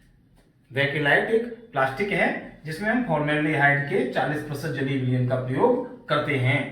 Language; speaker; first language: Hindi; native; Hindi